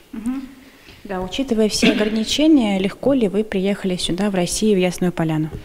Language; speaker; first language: Russian; native; Russian